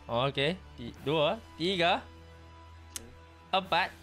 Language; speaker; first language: English; non-native, local second language; Malay